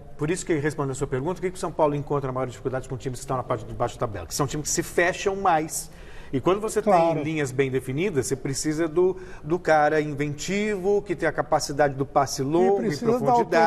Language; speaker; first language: Portuguese; native; Portuguese